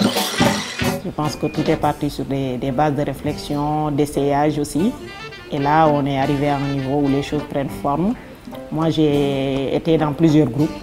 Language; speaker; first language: French; non-native, local second language; Wolof